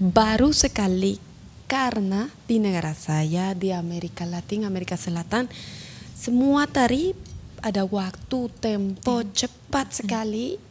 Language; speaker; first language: Indonesian; non-native, learner; Spanish